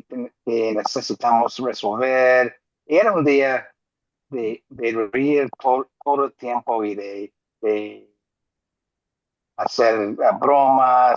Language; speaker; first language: Spanish; non-native, fluent; English